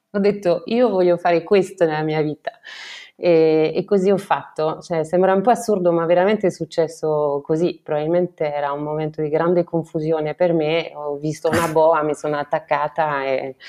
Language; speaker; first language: Italian; non-native, fluent; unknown